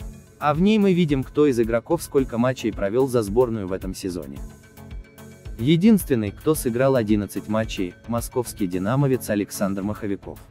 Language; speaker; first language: Russian; native; Russian